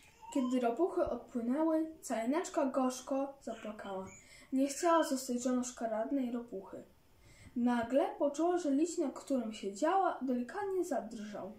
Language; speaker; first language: Polish; native; Polish